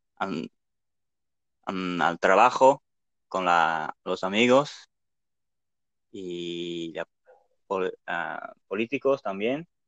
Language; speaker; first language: Spanish; non-native, learner; Dutch